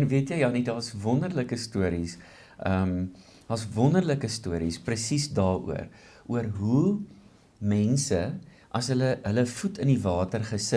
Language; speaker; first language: Afrikaans; native; Afrikaans